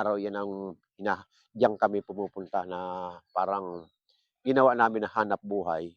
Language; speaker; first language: Filipino; native; Filipino